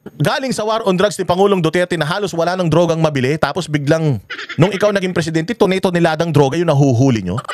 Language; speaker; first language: Filipino; native; Filipino